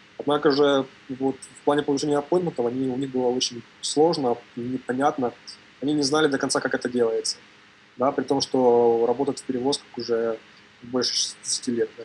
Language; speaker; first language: Russian; native; Russian